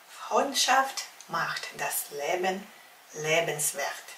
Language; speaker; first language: German; non-native, fluent; Czech